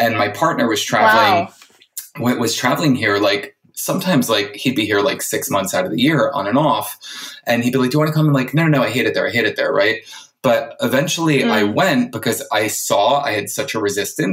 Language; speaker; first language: English; native; English